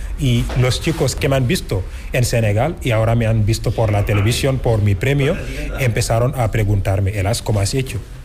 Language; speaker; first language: Spanish; non-native, fluent; Wolof